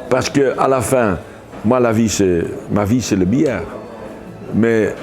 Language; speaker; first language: French; non-native, local second language; Dutch